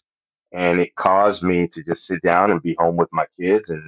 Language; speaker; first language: English; non-native, fluent; Spanish